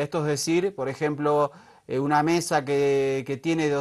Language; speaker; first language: Spanish; native; Spanish